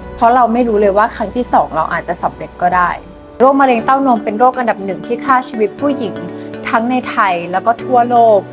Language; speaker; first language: Thai; native; Thai